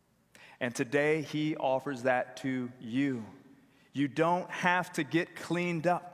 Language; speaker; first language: English; native; English